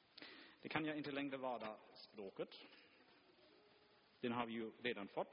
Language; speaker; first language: Swedish; non-native, fluent; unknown